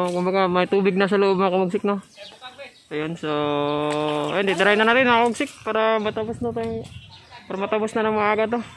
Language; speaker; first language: Filipino; non-native, local second language; Cebuano